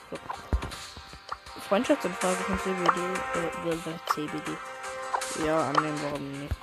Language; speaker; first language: German; native; German